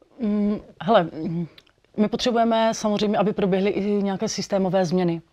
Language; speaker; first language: Czech; native; Czech